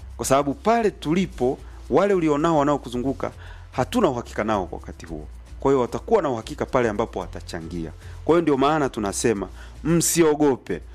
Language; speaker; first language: Swahili; native; Swahili